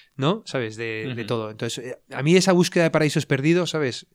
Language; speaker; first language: Spanish; native; Spanish